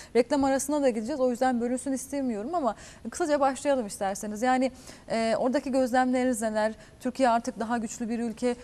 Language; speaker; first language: Turkish; native; Turkish